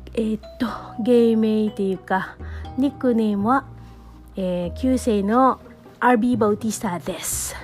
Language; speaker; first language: Japanese; non-native, fluent; Filipino